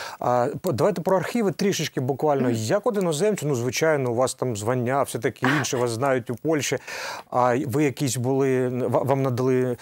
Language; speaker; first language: Ukrainian; native; Ukrainian